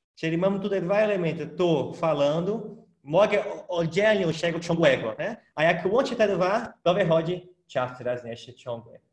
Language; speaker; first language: Polish; non-native, fluent; Portuguese